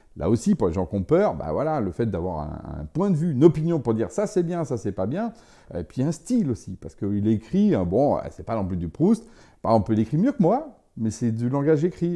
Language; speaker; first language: French; native; French